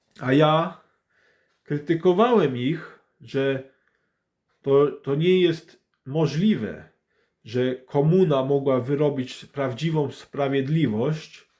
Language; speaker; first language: Polish; early bilingual, heritage; English